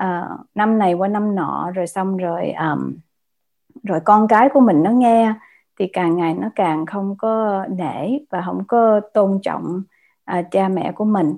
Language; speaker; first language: Vietnamese; native; Vietnamese